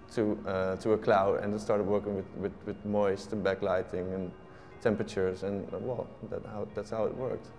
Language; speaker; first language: English; non-native, fluent; Dutch